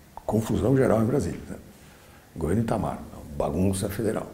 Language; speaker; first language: Portuguese; early bilingual, other home language; Polish